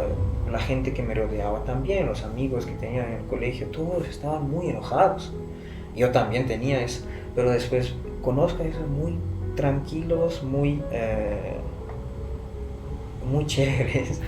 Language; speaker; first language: Spanish; non-native, fluent; Persian